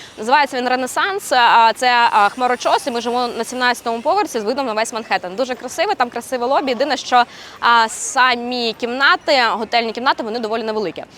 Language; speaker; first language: Ukrainian; native; Ukrainian